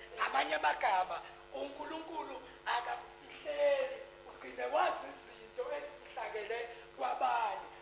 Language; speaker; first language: Zulu; native; Zulu